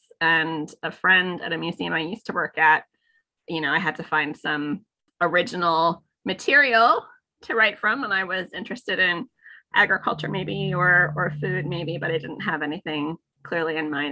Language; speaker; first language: English; native; English